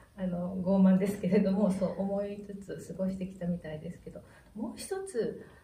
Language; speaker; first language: Japanese; native; Japanese